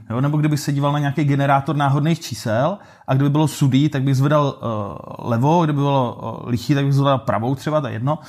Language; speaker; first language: Czech; native; Czech